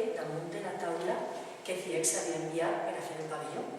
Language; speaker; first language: Catalan; non-native, local second language; Spanish